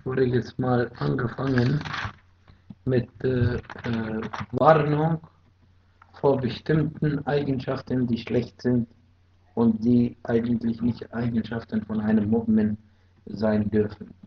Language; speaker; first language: German; non-native, fluent; Arabic